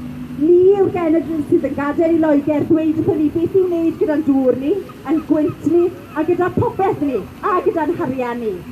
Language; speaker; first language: Welsh; native; Welsh